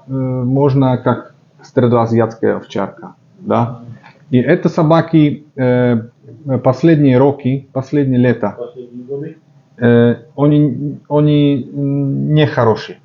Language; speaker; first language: Russian; non-native, learner; Slovak